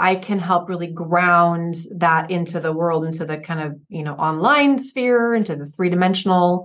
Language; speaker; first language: English; native; English